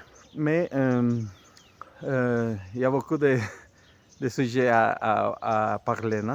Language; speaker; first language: French; non-native, fluent; Spanish